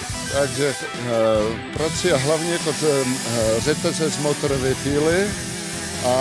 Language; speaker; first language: Czech; non-native, fluent; Dutch